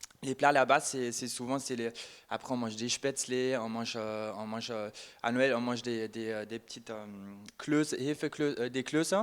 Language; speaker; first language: French; non-native, fluent; German